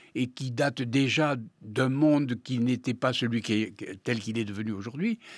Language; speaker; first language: French; native; French